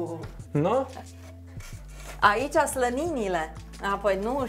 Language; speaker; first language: Romanian; native; Romanian